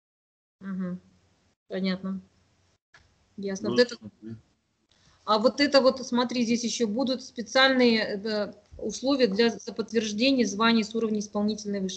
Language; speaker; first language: Russian; native; Russian